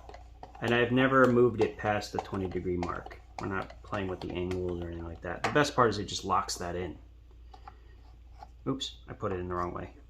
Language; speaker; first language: English; native; English